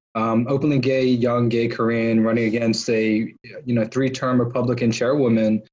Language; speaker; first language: English; native; English